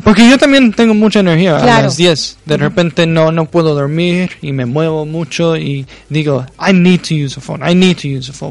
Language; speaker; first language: Spanish; early bilingual, heritage; Spanish